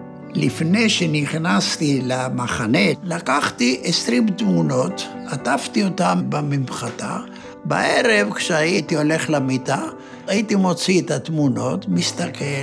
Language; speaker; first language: Hebrew; non-native, fluent; Ladino